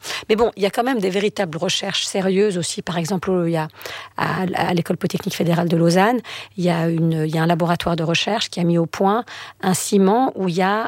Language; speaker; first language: French; native; French